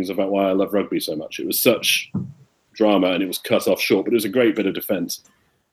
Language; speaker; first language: English; native; English